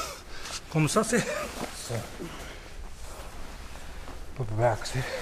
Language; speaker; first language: French; non-native, learner; Japanese